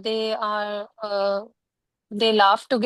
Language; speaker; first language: English; non-native, local second language; Hindi